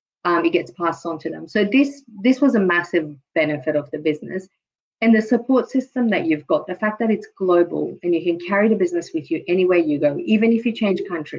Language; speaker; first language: English; early bilingual, other home language; Persian